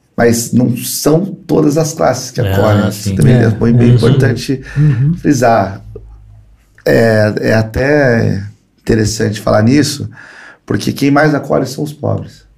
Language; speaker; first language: Portuguese; early bilingual, other home language; Spanish